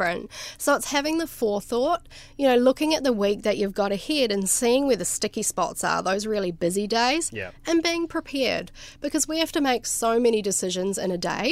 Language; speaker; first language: English; native; English